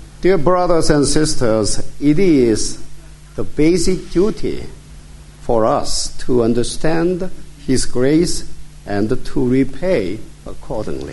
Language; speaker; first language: English; non-native, fluent; Korean